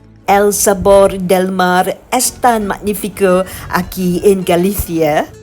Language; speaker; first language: Spanish; non-native, learner; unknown